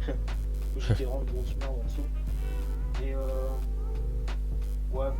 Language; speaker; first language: French; native; French